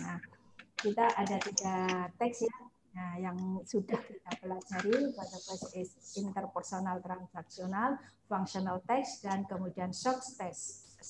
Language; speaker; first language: Indonesian; non-native, local second language; Javanese